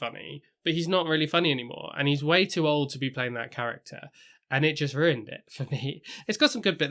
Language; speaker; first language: English; native; English